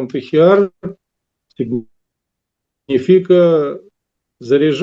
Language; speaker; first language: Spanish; non-native, learner; Russian